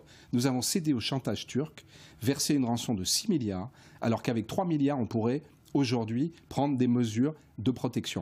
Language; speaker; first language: French; native; French